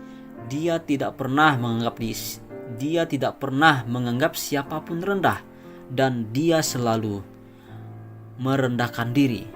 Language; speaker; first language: Indonesian; native; Indonesian